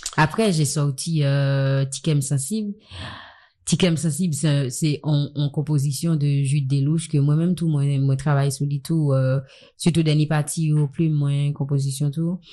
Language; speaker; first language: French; non-native, local second language; Haitian Creole